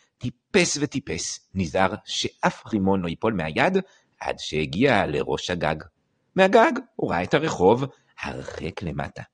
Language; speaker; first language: Hebrew; native; Hebrew